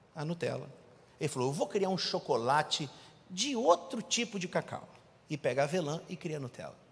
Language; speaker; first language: Portuguese; native; Portuguese